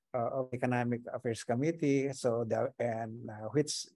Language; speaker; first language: English; non-native, local second language; Iloko